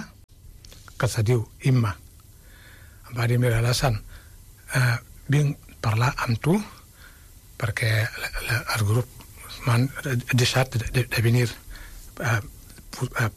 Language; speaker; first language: Catalan; non-native, fluent; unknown